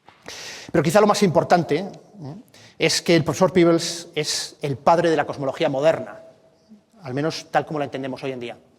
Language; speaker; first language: Spanish; native; Spanish